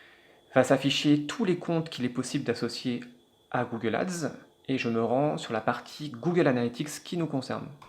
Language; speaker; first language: French; native; French